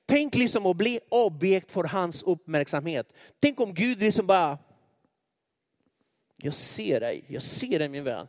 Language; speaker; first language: Swedish; non-native, fluent; Spanish